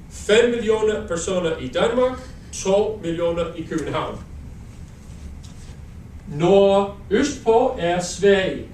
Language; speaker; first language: Danish; non-native, learner; English